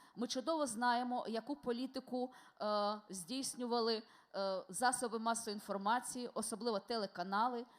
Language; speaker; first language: Ukrainian; non-native, local second language; Russian